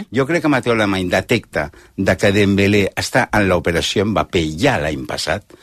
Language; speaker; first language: Catalan; native; Catalan